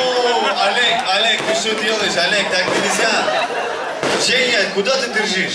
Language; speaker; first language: Russian; non-native, learner; Turkish